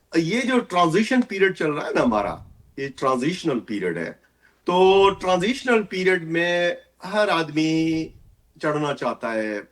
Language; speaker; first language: Urdu; non-native, local second language; Sindhi